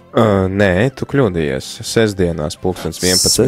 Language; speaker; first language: Latvian; native; Latvian